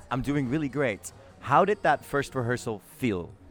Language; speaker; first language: English; non-native, fluent; Dutch